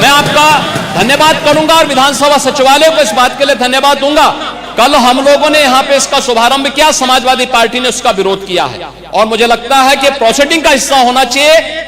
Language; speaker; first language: Hindi; native; Hindi